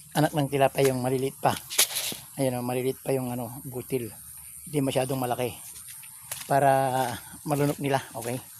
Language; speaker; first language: Filipino; non-native, local second language; Pangasinan